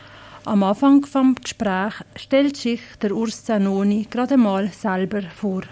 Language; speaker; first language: German; native; German